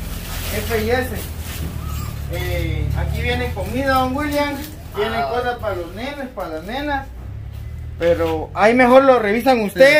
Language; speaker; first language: Spanish; native; Spanish